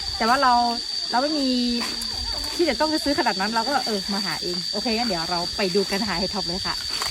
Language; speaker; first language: Thai; native; Thai